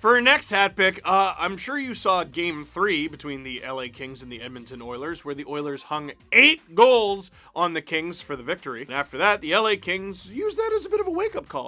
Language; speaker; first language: English; native; English